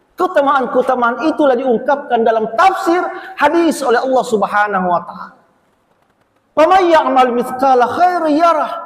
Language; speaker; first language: Malay; non-native, local second language; Buginese